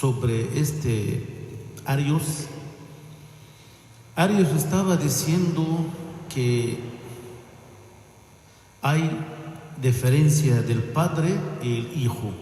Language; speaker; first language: Spanish; non-native, fluent; Arabic